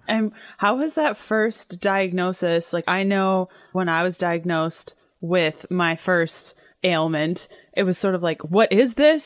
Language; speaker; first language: English; native; English